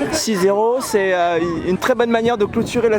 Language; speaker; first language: French; native; French